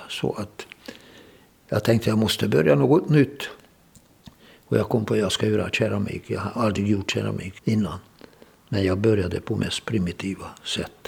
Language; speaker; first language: Swedish; non-native, fluent; Hungarian